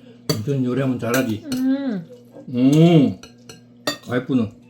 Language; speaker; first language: Korean; non-native, learner; Filipino